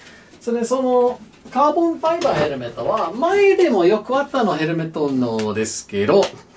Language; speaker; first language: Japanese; non-native, learner; English